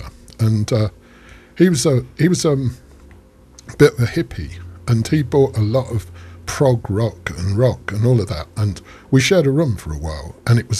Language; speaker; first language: English; native; English